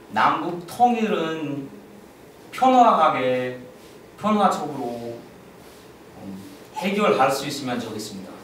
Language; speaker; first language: Korean; non-native, learner; English